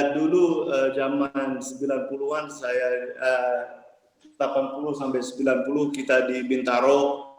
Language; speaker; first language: Indonesian; early bilingual, heritage; English